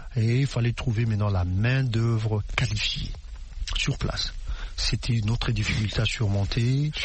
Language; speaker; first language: French; non-native, local second language; Lingala